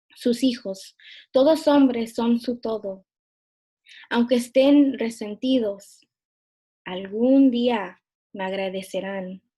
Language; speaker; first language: Spanish; early bilingual, other home language; English